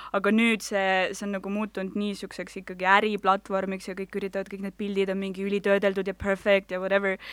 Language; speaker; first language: Estonian; non-native, local second language; Russian